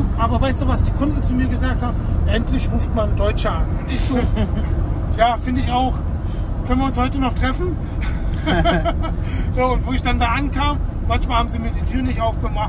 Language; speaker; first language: German; native; German